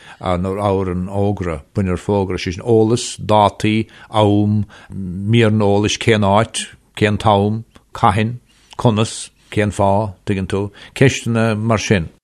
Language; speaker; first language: Irish; native; Irish